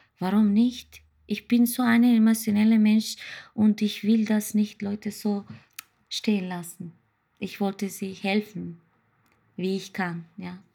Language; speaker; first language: German; non-native, learner; Turkish